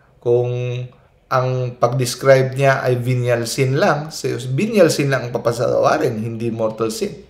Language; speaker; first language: Filipino; non-native, local second language; Cebuano